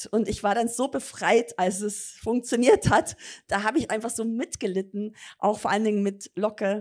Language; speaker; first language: German; native; German